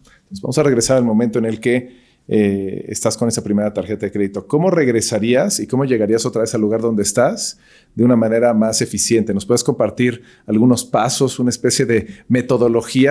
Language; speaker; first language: Spanish; native; Spanish